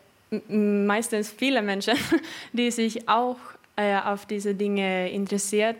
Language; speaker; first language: German; non-native, fluent; Swedish